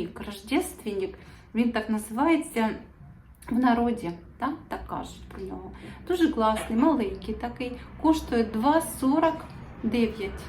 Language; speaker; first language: Ukrainian; native; Ukrainian